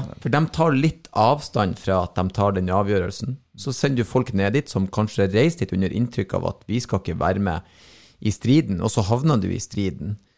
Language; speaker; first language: Norwegian; native; Norwegian